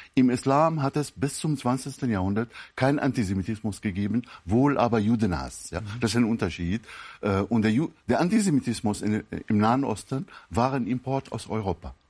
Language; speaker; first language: German; non-native, fluent; Arabic